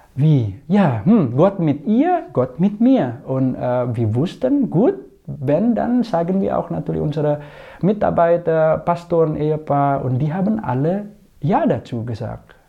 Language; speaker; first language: German; non-native, fluent; Indonesian